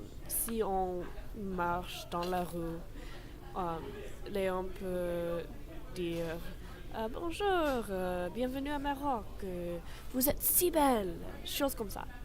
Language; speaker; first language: French; non-native, learner; English